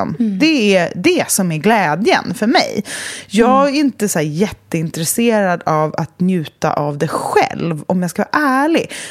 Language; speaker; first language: Swedish; native; Swedish